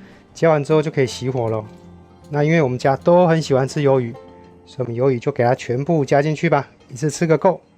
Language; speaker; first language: Chinese; native; Chinese